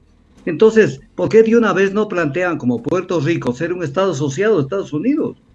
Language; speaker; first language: Spanish; native; Spanish